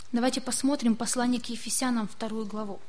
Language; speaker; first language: Russian; native; Russian